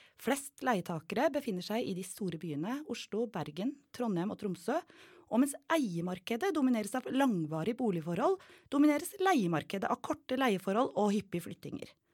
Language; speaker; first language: Norwegian; native; Norwegian